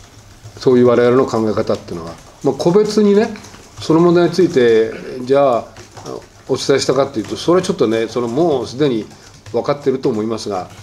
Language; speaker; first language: Japanese; native; Japanese